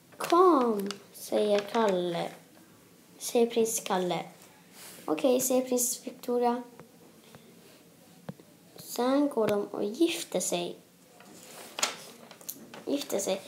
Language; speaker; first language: Swedish; non-native, local second language; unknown